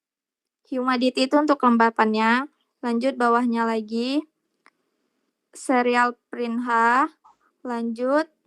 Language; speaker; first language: Indonesian; native; Indonesian